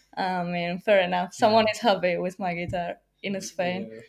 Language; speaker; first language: English; non-native, fluent; Spanish